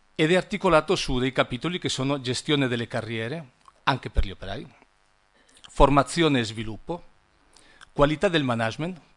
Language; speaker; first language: Italian; non-native, fluent; Spanish